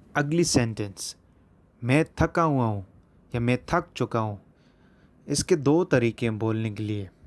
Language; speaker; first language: Urdu; native; Urdu